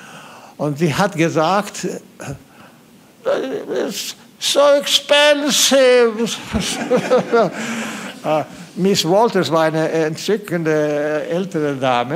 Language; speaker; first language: German; non-native, fluent; Swedish